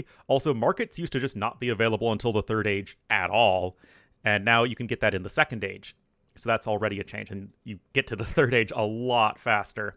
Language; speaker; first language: English; native; English